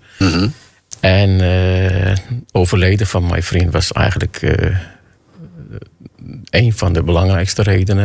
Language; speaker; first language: Dutch; non-native, fluent; Armenian